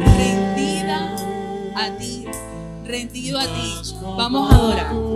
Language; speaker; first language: Spanish; native; Spanish